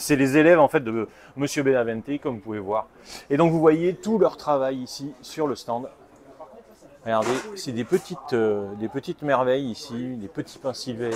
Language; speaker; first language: French; native; French